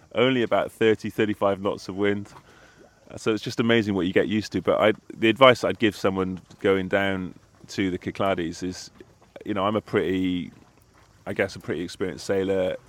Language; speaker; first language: English; native; English